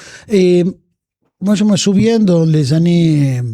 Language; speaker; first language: French; non-native, fluent; Spanish